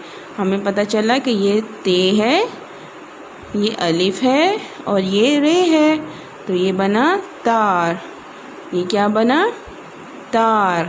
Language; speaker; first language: Urdu; non-native, local second language; Pashto